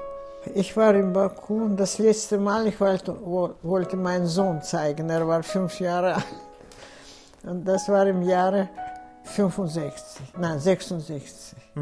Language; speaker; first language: German; non-native, fluent; Russian